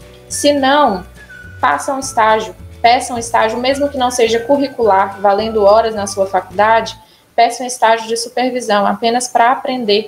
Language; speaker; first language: Portuguese; native; Portuguese